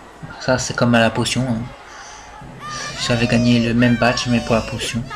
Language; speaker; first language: French; native; French